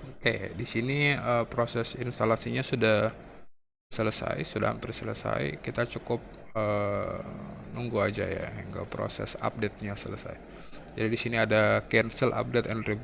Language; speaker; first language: Indonesian; native; Indonesian